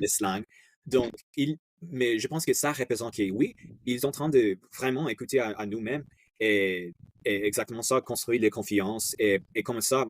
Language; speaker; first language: French; non-native, fluent; English